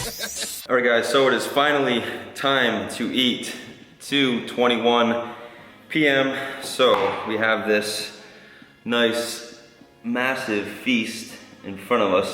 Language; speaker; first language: English; native; English